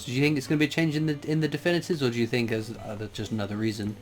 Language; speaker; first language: English; native; English